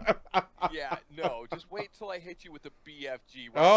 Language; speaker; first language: English; native; English